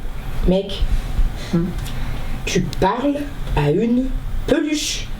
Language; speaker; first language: French; native; French